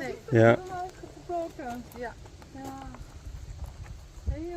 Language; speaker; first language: Dutch; non-native, learner; Turkish